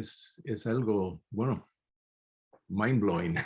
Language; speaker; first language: Spanish; non-native, fluent; English